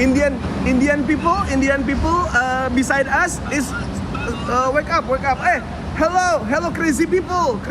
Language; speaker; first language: English; non-native, learner; Indonesian